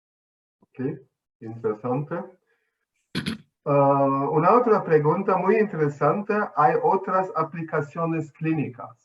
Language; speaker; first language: Spanish; non-native, fluent; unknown